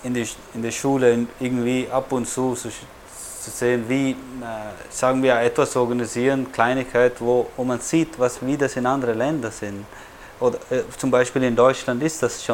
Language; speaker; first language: German; non-native, fluent; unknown